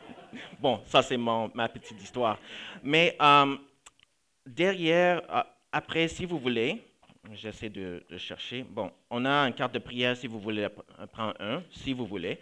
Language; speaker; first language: French; non-native, fluent; English